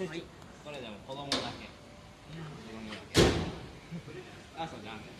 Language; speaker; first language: Japanese; non-native, learner; Vietnamese